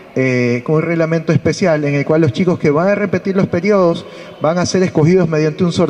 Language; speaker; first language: Spanish; native; Spanish